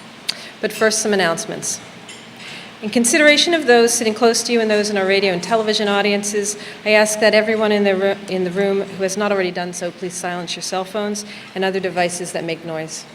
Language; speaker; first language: English; native; English